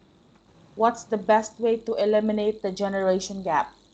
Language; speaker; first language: English; non-native, fluent; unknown